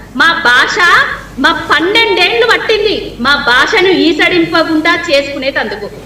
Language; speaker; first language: Telugu; native; Telugu